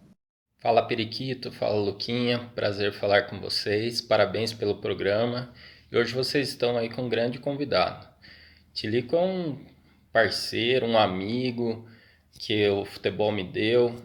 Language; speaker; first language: Portuguese; native; Portuguese